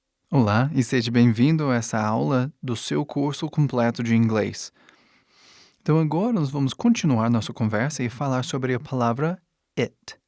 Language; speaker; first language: Portuguese; non-native, fluent; English